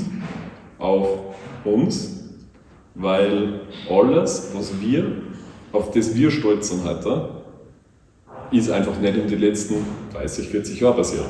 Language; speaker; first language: German; native; German